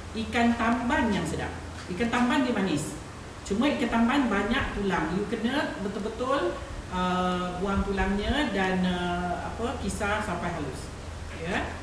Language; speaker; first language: Malay; native; Malay